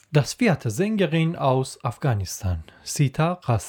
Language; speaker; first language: German; non-native, learner; Persian